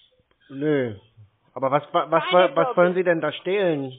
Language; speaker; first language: German; native; German